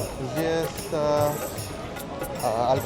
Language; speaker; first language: Russian; non-native, learner; Hindi